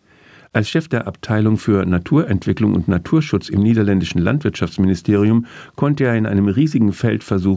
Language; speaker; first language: German; native; German